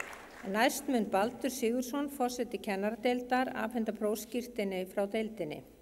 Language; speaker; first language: Icelandic; native; Icelandic